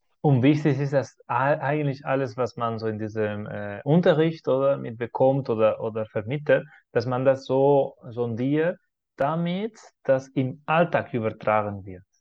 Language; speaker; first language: German; non-native, fluent; Spanish